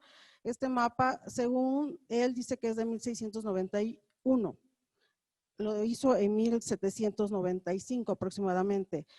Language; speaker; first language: Spanish; native; Spanish